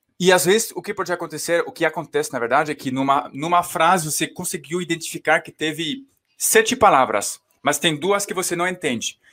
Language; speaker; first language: Portuguese; non-native, fluent; French